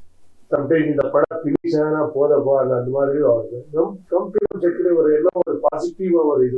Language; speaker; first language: Tamil; non-native, learner; Kannada